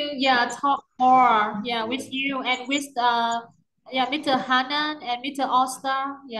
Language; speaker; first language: English; non-native, learner; Vietnamese